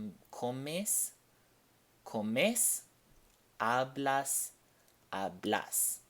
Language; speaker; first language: Spanish; non-native, fluent; English